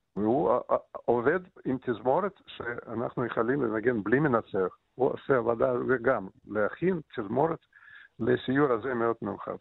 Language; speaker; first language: Hebrew; non-native, fluent; Russian